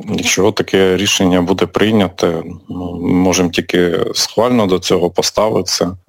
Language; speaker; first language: Ukrainian; native; Ukrainian